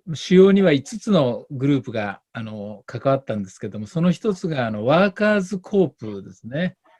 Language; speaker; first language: Japanese; native; Japanese